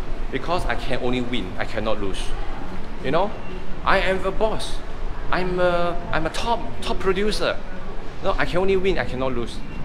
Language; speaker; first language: English; non-native, local second language; Chinese